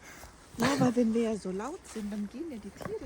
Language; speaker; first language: German; native; German